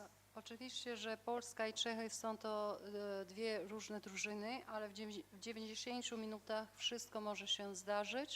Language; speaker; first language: Polish; non-native, fluent; Albanian